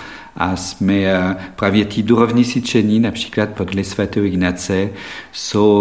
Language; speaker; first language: Czech; non-native, fluent; French